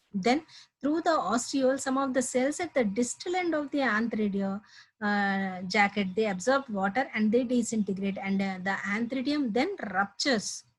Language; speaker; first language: English; non-native, local second language; Telugu